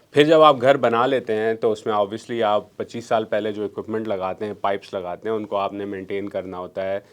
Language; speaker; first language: Urdu; non-native, local second language; Memoni